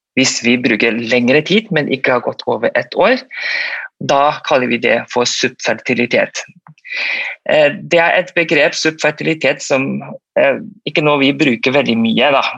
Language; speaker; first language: Norwegian; non-native, fluent; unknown